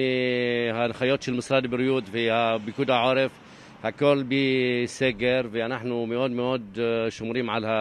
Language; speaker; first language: Hebrew; non-native, local second language; Arabic